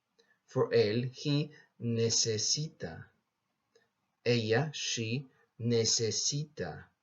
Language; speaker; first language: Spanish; non-native, fluent; English